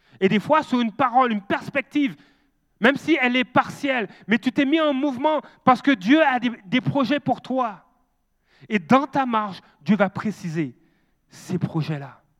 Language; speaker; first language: French; native; French